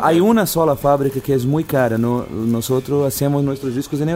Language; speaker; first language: Spanish; non-native, fluent; Portuguese